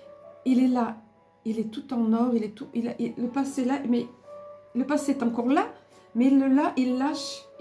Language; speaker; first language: French; native; French